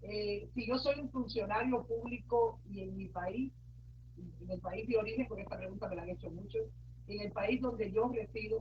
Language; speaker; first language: Spanish; native; Spanish